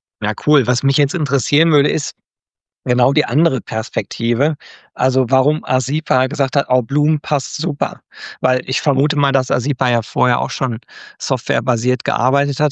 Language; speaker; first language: German; native; German